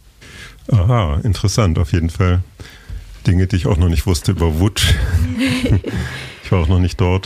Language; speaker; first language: German; native; German